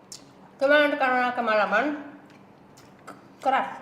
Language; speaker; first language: Indonesian; native; Indonesian